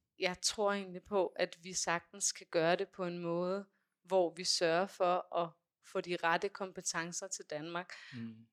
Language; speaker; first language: Danish; native; Danish